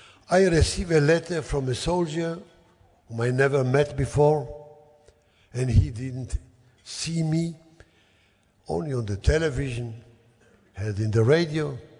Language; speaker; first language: English; non-native, fluent; Yiddish